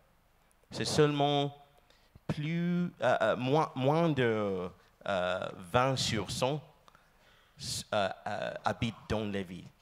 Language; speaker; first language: French; non-native, learner; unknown